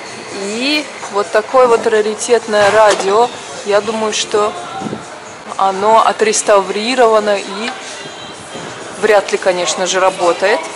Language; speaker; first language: Russian; native; Russian